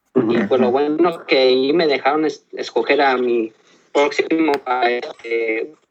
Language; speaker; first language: Spanish; early bilingual, heritage; Spanish